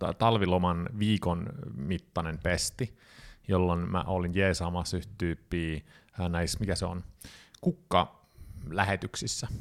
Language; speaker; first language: Finnish; early bilingual, heritage; Finnish